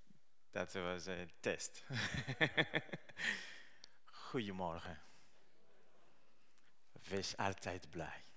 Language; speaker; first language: Dutch; non-native, learner; Rundi